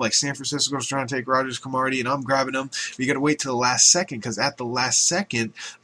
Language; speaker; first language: English; native; English